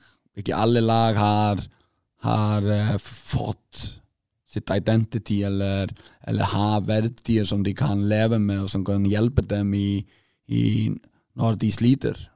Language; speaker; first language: Norwegian; non-native, fluent; Icelandic